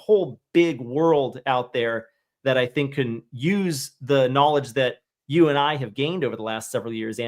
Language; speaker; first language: English; native; English